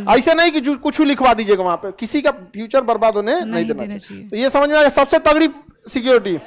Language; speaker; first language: Hindi; native; Hindi